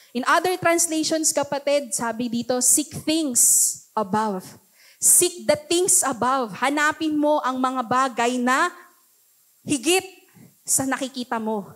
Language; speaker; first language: Filipino; early bilingual, heritage; Filipino